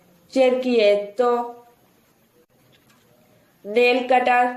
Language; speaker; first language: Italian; non-native, fluent; Urdu